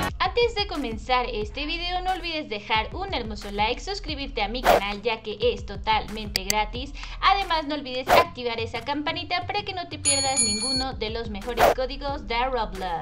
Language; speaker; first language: Spanish; native; Spanish